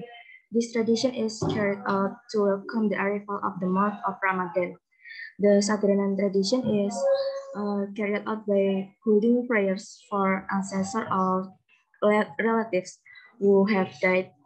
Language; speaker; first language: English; non-native, learner; Indonesian